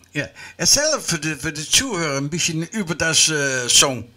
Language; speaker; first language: German; non-native, learner; Dutch